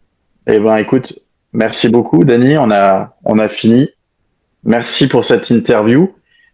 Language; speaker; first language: French; native; French